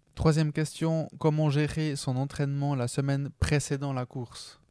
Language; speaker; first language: French; non-native, fluent; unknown